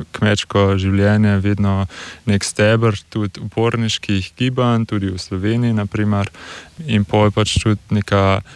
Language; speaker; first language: Slovenian; native; Slovenian